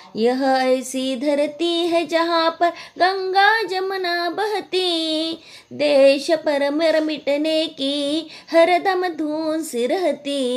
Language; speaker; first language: Hindi; non-native, local second language; Marathi